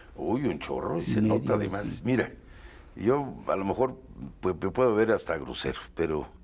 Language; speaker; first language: Spanish; native; Spanish